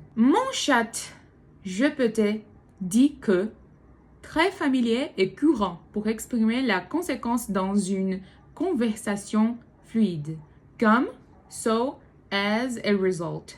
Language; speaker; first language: French; non-native, learner; Portuguese